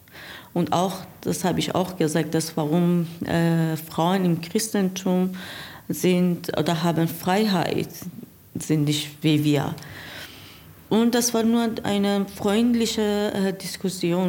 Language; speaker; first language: German; non-native, learner; Persian